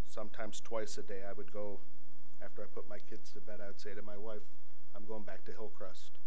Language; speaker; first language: English; native; English